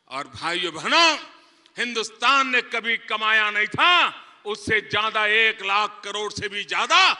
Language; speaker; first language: Hindi; non-native, local second language; Gujarati